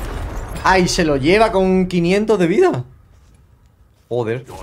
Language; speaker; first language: Spanish; native; Spanish